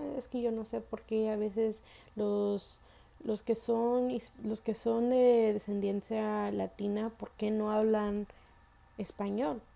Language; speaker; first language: Spanish; early bilingual, heritage; Spanish